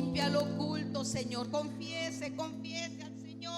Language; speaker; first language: Spanish; native; Spanish